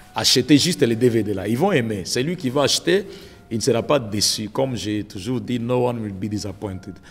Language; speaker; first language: French; non-native, local second language; Lingala